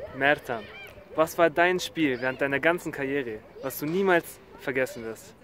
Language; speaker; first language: German; native; German